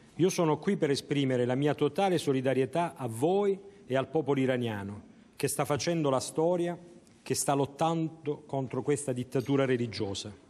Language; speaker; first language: Italian; native; Italian